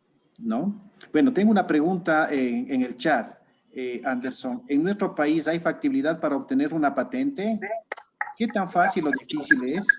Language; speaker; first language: Spanish; native; Spanish